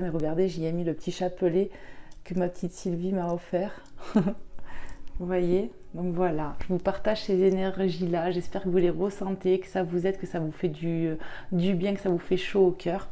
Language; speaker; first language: French; native; French